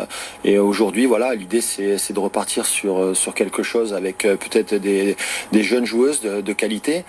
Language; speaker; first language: French; native; French